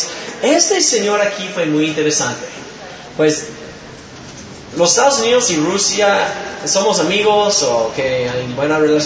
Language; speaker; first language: Spanish; non-native, fluent; English